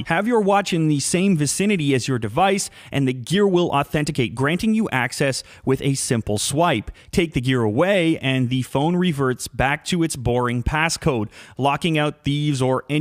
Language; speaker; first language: English; native; English